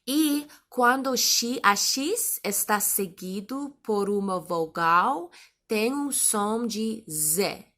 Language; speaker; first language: Portuguese; non-native, learner; English